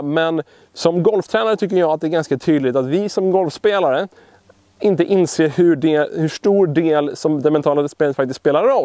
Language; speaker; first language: Swedish; native; Swedish